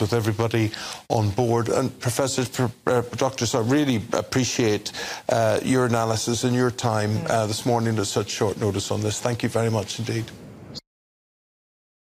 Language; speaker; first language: English; native; English